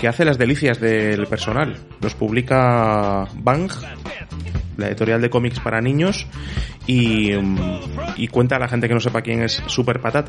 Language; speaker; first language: Spanish; native; Spanish